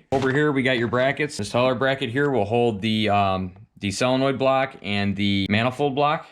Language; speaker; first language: English; native; English